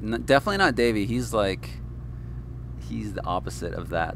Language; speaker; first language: English; native; English